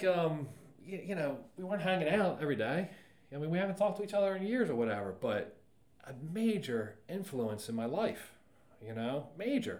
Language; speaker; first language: English; native; English